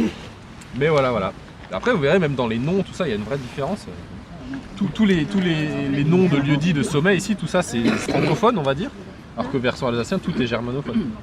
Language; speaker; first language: French; native; French